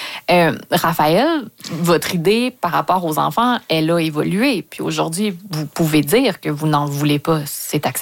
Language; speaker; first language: French; native; French